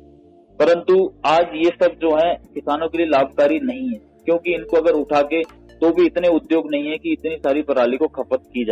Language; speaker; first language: Hindi; native; Hindi